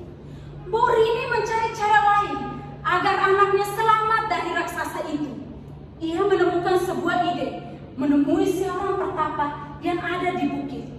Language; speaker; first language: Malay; non-native, learner; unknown